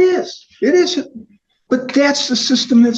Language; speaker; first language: English; native; English